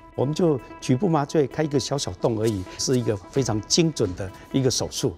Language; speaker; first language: Chinese; native; Chinese